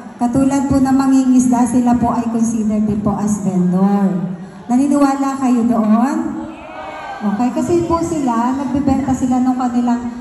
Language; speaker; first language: Filipino; non-native, local second language; Masbatenyo